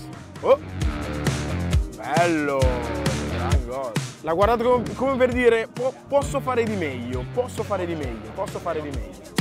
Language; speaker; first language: Italian; native; Italian